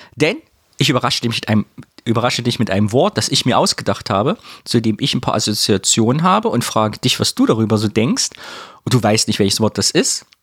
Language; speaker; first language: German; native; German